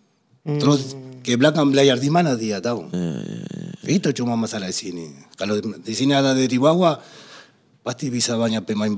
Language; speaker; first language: Indonesian; non-native, fluent; Spanish